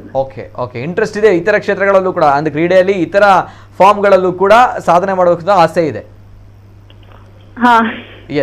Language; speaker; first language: Kannada; native; Kannada